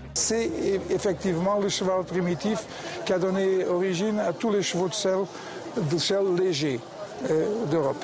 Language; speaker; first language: French; non-native, fluent; Portuguese